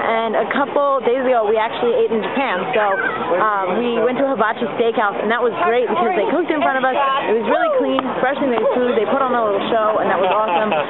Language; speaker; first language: English; native; English